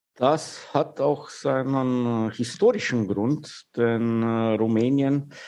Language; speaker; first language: German; non-native, fluent; Russian